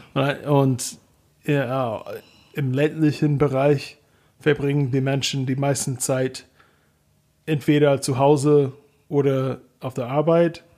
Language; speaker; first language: German; non-native, fluent; English